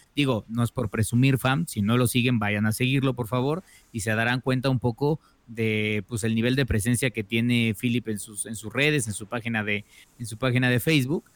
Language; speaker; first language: Spanish; native; Spanish